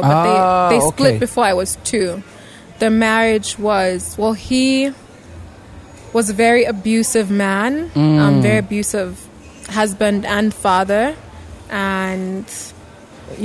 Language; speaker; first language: English; non-native, local second language; Bemba